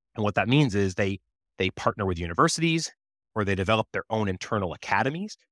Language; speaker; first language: English; native; English